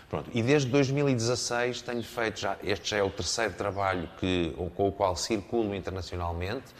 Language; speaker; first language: Portuguese; native; Portuguese